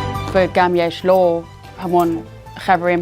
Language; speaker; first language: Hebrew; non-native, learner; English